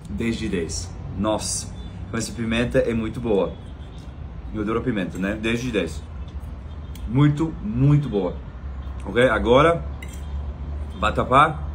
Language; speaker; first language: Portuguese; non-native, fluent; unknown